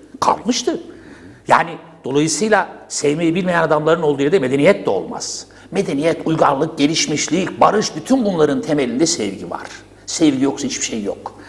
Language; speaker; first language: Turkish; native; Turkish